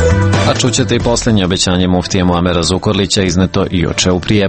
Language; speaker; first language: Serbian; native; Serbian